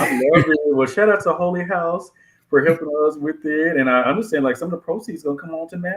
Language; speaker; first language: English; native; English